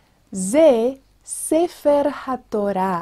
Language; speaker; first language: Hebrew; non-native, fluent; English